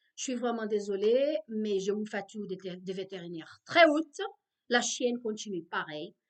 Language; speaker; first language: French; non-native, fluent; Portuguese